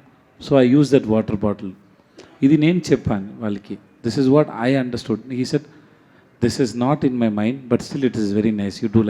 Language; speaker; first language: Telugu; non-native, learner; Tamil